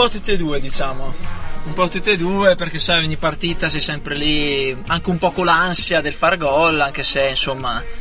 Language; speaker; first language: Italian; native; Italian